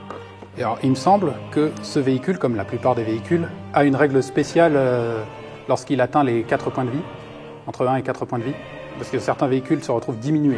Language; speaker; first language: French; native; French